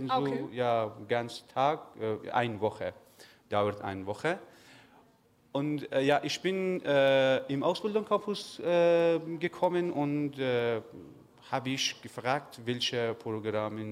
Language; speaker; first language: German; non-native, learner; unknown